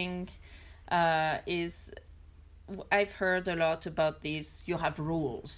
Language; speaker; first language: English; non-native, fluent; French